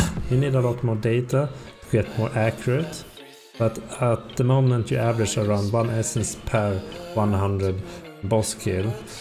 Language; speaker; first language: English; non-native, fluent; Swedish